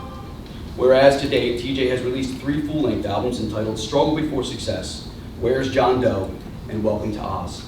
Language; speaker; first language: English; native; English